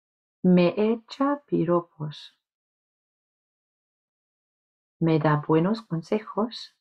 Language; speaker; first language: Spanish; non-native, fluent; English